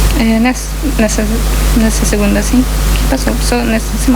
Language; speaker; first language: Portuguese; non-native, fluent; Polish